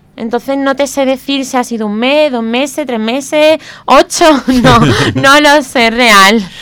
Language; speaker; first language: Spanish; native; Spanish